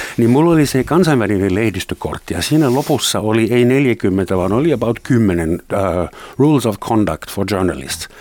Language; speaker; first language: Finnish; non-native, fluent; German